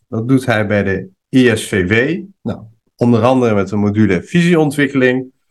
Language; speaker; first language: Dutch; non-native, fluent; Persian